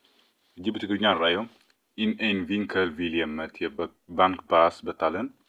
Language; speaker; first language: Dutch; non-native, fluent; Tigrinya